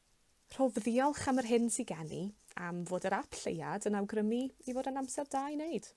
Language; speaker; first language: Welsh; native; Welsh